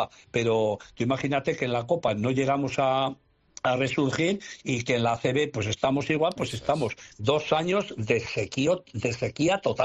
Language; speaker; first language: Spanish; native; Spanish